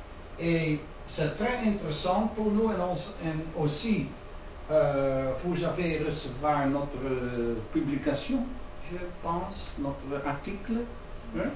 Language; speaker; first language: French; non-native, learner; Dutch